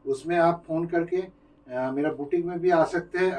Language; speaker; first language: Hindi; non-native, local second language; Bangla